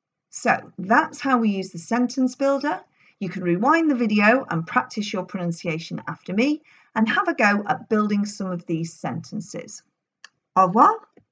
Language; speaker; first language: English; native; English